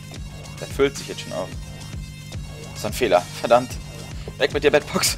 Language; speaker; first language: German; native; German